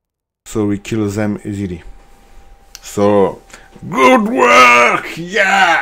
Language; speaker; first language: English; non-native, learner; French